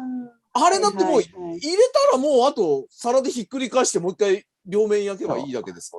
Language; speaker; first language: Japanese; native; Japanese